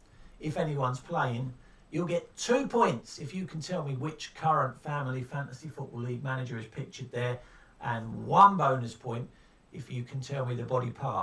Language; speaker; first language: English; native; English